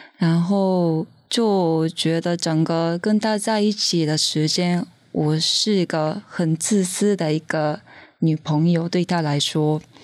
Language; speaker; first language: Chinese; non-native, fluent; Japanese